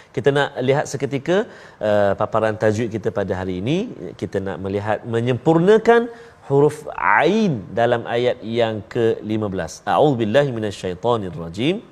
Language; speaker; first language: Malay; native; Malay